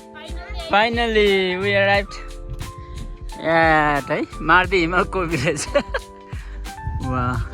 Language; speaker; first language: English; non-native, local second language; Nepali